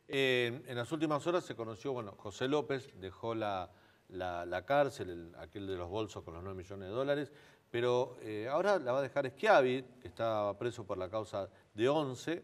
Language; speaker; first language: Spanish; native; Spanish